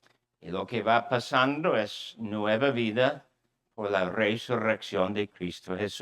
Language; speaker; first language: Spanish; non-native, fluent; English